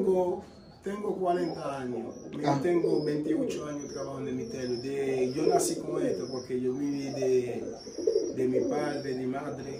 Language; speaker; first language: Spanish; non-native, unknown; Haitian Creole